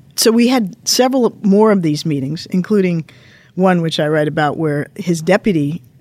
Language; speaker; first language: English; native; English